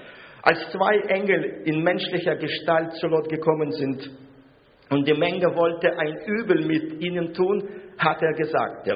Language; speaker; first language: German; non-native, fluent; Russian